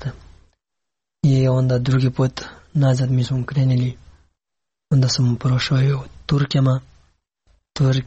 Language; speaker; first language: Serbian; non-native, learner; Pashto